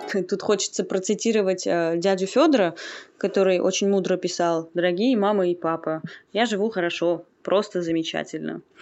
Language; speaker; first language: Russian; non-native, local second language; Armenian